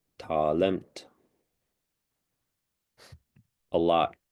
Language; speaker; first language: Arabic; non-native, learner; English